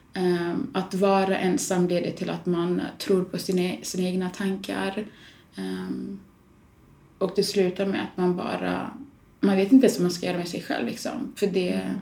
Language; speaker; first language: Swedish; early bilingual, other home language; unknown